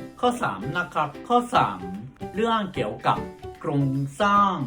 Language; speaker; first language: Thai; non-native, fluent; Korean